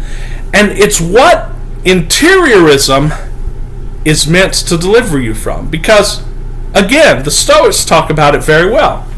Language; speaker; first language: English; native; English